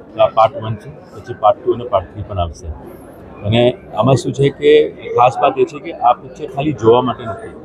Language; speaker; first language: Gujarati; non-native, learner; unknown